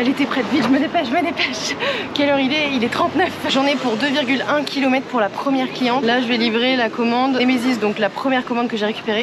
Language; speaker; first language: French; native; French